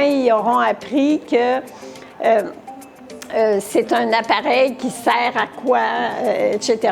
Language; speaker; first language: French; native; French